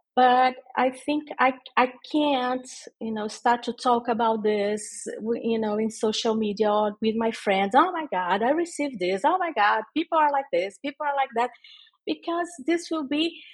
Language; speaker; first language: English; non-native, fluent; Portuguese